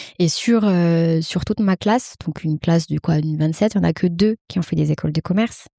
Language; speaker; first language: French; early bilingual, other home language; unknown